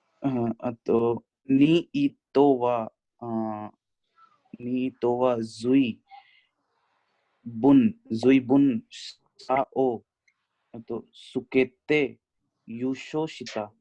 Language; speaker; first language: Japanese; non-native, learner; Hindi